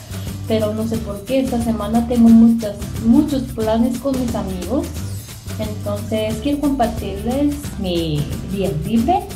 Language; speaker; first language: Spanish; non-native, fluent; Japanese